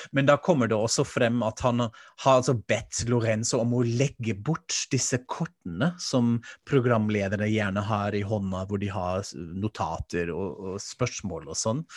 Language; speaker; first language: Norwegian; non-native, fluent; German